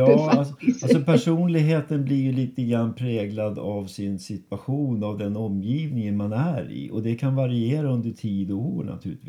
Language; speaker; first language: Swedish; native; Swedish